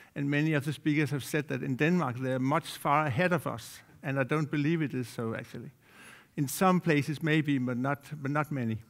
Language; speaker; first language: English; non-native, fluent; Danish